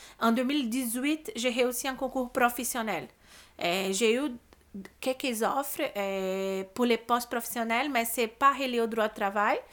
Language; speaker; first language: French; non-native, fluent; Portuguese